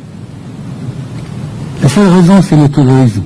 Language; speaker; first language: French; non-native, fluent; Persian